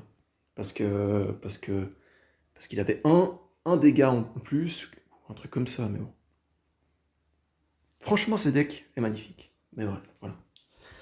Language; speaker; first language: French; native; French